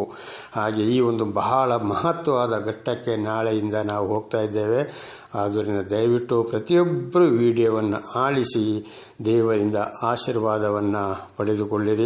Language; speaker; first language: Kannada; native; Kannada